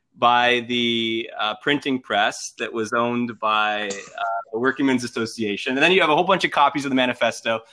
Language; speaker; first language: English; native; English